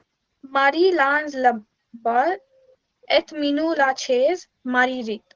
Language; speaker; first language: French; non-native, learner; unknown